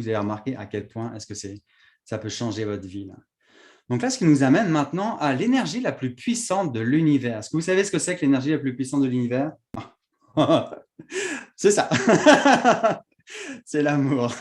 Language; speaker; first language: French; native; French